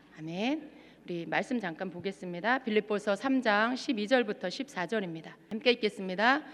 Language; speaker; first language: Korean; native; Korean